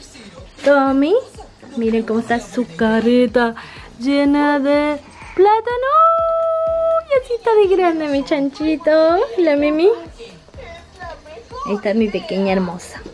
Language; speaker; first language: Spanish; native; Spanish